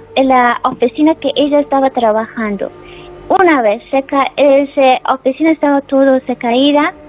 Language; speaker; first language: Spanish; non-native, learner; Persian